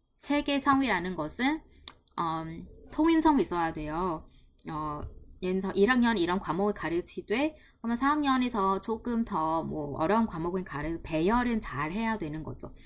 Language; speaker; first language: Korean; non-native, fluent; Vietnamese